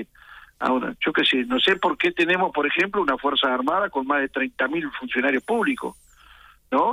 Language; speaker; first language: Spanish; native; Spanish